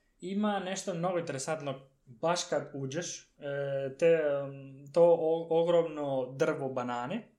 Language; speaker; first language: Serbian; non-native, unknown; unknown